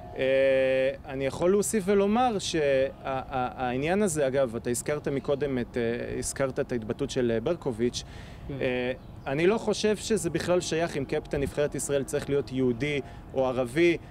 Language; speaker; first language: Hebrew; native; Hebrew